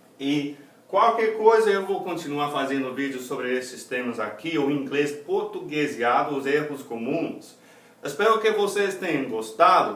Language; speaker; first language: Portuguese; non-native, fluent; English